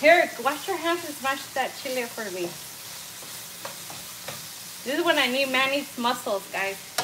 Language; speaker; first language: English; early bilingual, other home language; Spanish